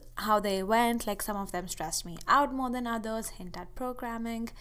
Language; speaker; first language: English; non-native, local second language; Hindi